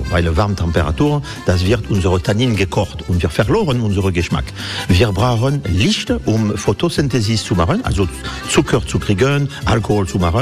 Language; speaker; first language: German; non-native, learner; French